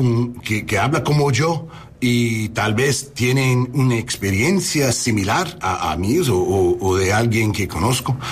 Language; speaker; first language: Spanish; non-native, learner; English